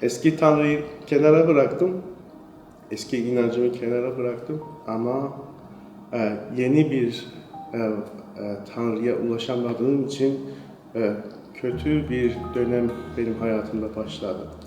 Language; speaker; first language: Turkish; non-native, fluent; Persian